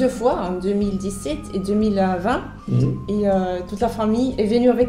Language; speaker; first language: French; non-native, fluent; Finnish